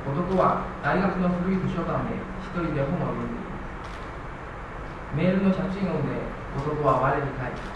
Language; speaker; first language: Japanese; non-native, fluent; Chinese